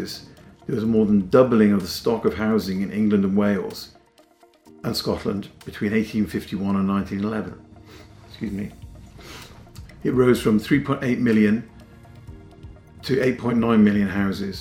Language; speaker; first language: English; native; English